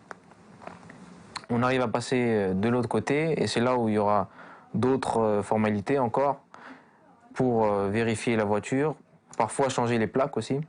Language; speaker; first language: French; early bilingual, other home language; Kurdish